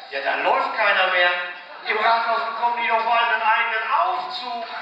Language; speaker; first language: German; native; German